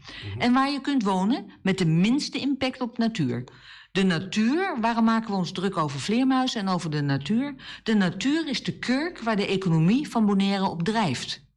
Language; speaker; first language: Dutch; native; Dutch